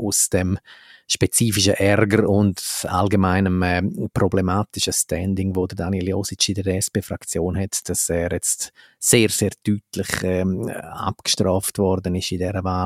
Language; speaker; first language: German; native; German